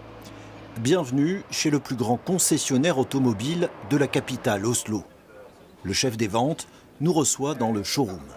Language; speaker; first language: French; native; French